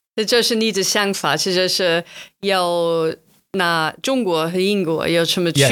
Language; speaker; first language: Chinese; non-native, fluent; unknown